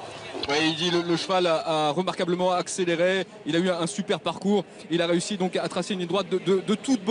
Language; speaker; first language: French; native; French